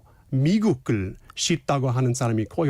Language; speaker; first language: Korean; non-native, fluent; English